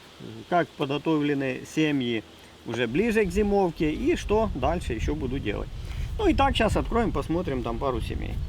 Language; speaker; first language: Russian; native; Russian